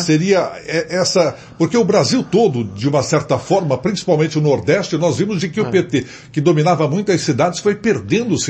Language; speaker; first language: Portuguese; native; Portuguese